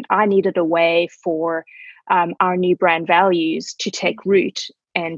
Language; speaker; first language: English; native; English